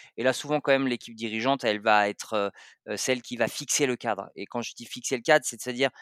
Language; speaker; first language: French; native; French